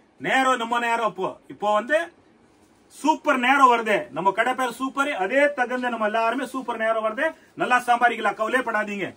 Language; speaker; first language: Tamil; non-native, local second language; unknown